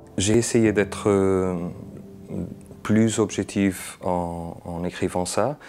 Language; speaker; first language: French; non-native, fluent; Portuguese